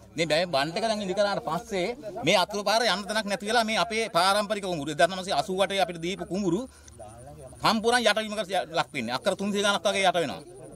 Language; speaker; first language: Sinhala; native; Sinhala